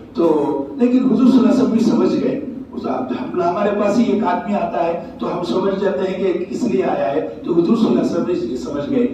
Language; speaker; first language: Urdu; native; Urdu